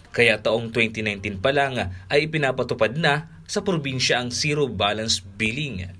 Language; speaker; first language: Filipino; non-native, local second language; Bikol